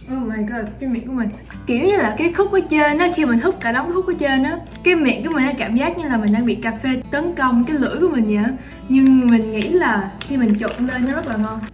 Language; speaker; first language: Vietnamese; early bilingual, other home language; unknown